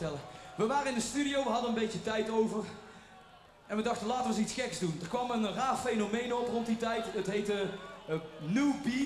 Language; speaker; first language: Dutch; native; Dutch